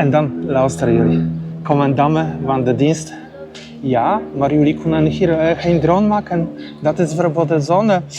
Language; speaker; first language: Dutch; non-native, learner; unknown